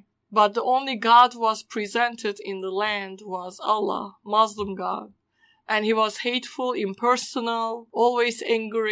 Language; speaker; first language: English; non-native, fluent; Turkish